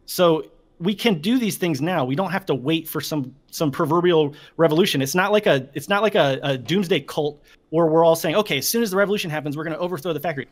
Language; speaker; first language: English; native; English